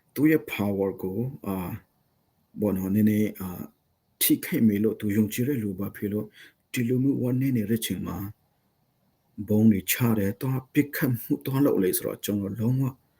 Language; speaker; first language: Burmese; non-native, local second language; Hakha Chin